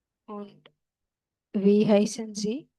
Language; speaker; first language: German; non-native, learner; Hindi